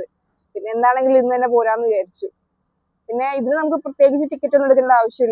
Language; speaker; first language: Malayalam; native; Malayalam